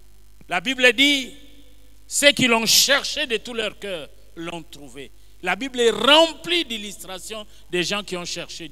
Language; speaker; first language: French; non-native, local second language; Lingala